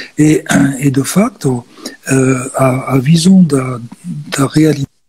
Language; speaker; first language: Portuguese; non-native, fluent; French